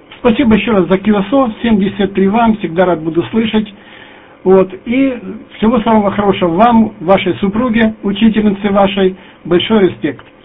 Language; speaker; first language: Russian; native; Russian